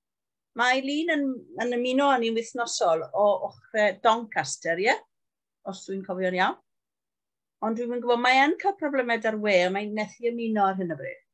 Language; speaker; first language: Welsh; native; Welsh